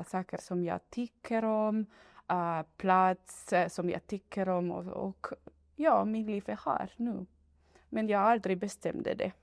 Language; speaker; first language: Swedish; non-native, fluent; Spanish